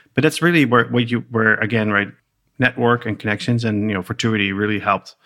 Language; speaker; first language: English; non-native, fluent; Dutch